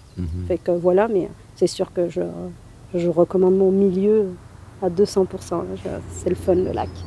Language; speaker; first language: French; native; French